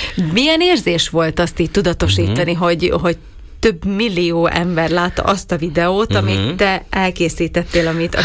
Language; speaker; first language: Hungarian; native; Hungarian